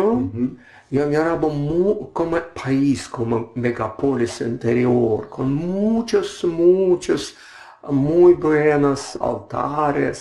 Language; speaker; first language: Spanish; non-native, learner; Russian